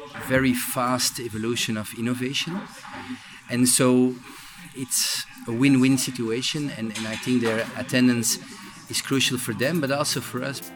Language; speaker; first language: English; non-native, fluent; Dutch